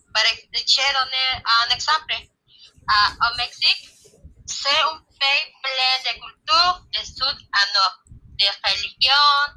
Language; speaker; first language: Spanish; non-native, learner; French